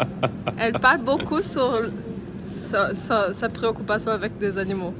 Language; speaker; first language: French; non-native, learner; Portuguese